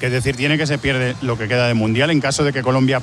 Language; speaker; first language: Spanish; native; Spanish